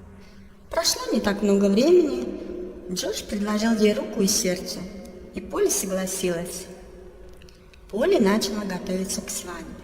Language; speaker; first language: Russian; native; Russian